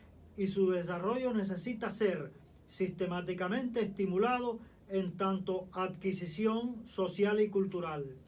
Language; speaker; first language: Spanish; native; Spanish